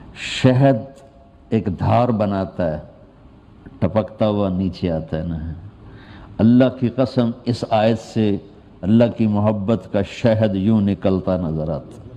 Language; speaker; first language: Urdu; non-native, local second language; Punjabi